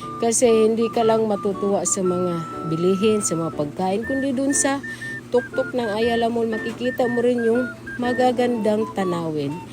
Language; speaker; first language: Filipino; non-native, local second language; Cebuano